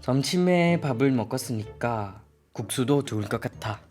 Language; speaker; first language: Korean; non-native, fluent; Thai